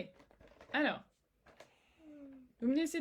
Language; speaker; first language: French; native; French